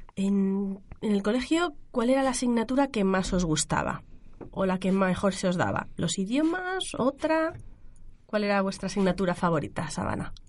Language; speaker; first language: Spanish; native; Spanish